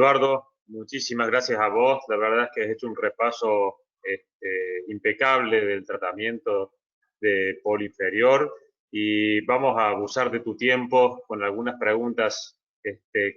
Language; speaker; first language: Spanish; native; Spanish